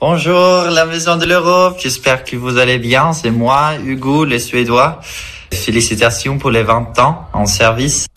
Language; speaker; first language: French; non-native, fluent; Swedish